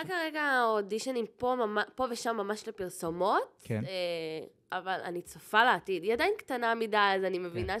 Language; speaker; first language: Hebrew; native; Hebrew